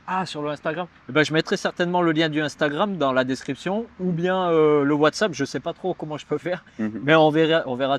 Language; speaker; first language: French; native; French